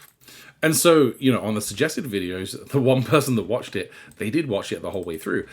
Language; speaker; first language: English; native; English